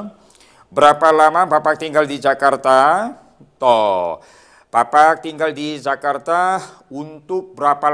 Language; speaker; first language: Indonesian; non-native, fluent; Korean